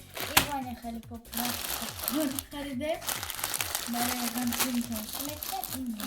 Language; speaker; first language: Persian; early bilingual, heritage; Tajik